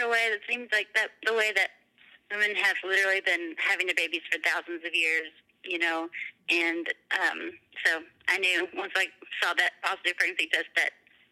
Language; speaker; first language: English; native; English